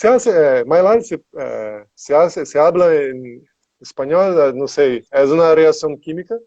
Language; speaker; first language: Spanish; non-native, learner; Portuguese